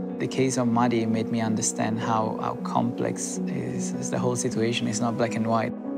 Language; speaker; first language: English; non-native, fluent; Italian